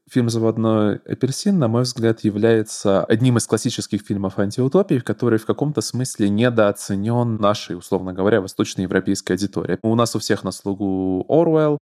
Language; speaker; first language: Russian; native; Russian